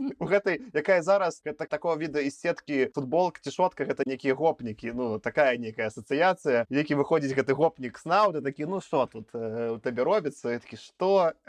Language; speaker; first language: Belarusian; non-native, local second language; Russian